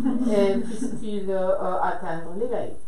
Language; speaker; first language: French; non-native, fluent; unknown